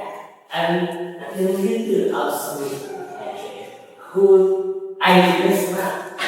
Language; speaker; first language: English; non-native, learner; Indonesian